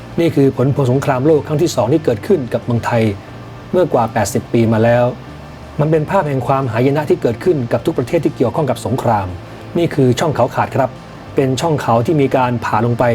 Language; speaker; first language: Thai; native; Thai